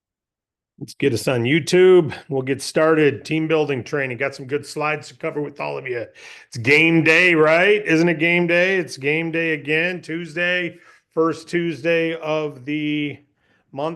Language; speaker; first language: English; native; English